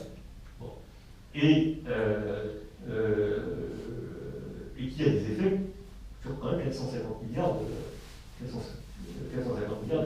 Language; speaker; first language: French; native; French